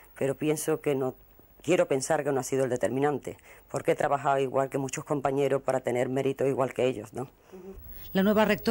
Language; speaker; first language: Spanish; native; Spanish